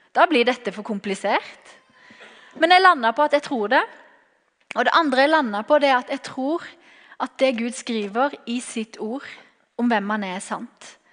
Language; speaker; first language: Norwegian; native; Norwegian